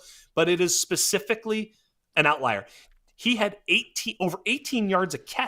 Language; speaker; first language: English; native; English